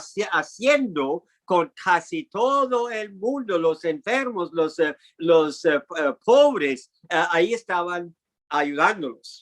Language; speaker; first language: Spanish; non-native, fluent; English